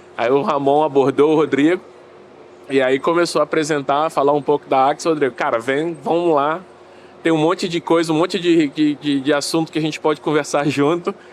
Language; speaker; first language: Portuguese; native; Portuguese